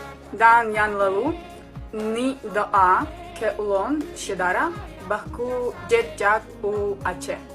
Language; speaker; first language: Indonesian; non-native, learner; Ukrainian